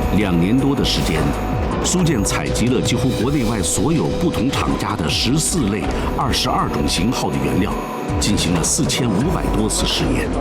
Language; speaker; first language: Chinese; native; Chinese